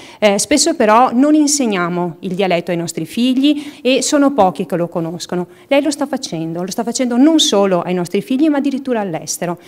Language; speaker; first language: Italian; native; Italian